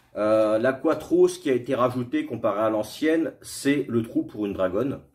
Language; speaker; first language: French; native; French